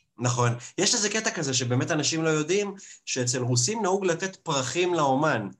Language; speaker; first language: Hebrew; early bilingual, other home language; Russian